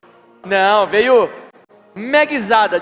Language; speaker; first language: Portuguese; native; Portuguese